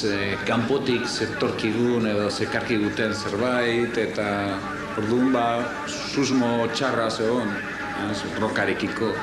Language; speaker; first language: Basque; non-native, local second language; Spanish